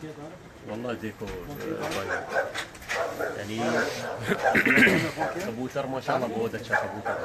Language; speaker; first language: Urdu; non-native, learner; Arabic